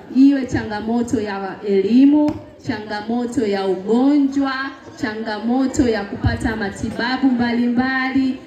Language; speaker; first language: Swahili; native; Swahili